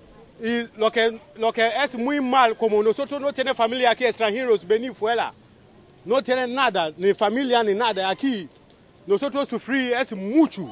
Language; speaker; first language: Spanish; non-native, learner; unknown